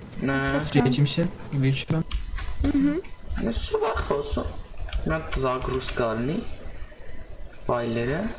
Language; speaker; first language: Russian; non-native, learner; Armenian